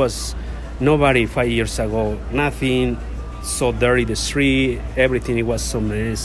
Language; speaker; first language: English; non-native, learner; Spanish